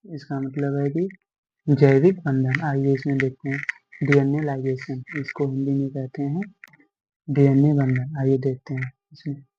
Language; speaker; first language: Hindi; native; Hindi